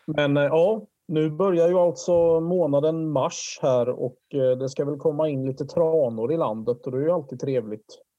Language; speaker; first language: Swedish; native; Swedish